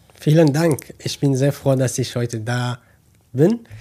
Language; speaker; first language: German; non-native, learner; Kurdish